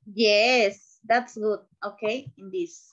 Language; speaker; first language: English; non-native, learner; Spanish